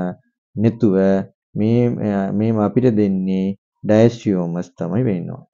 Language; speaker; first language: Sinhala; non-native, local second language; Tamil